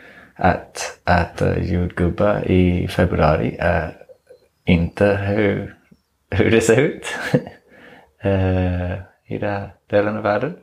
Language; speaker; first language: Swedish; non-native, fluent; English